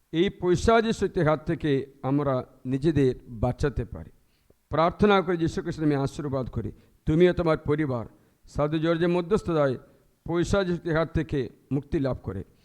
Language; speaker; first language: Bangla; non-native, fluent; Malayalam